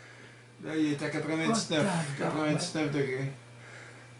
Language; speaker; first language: French; native; French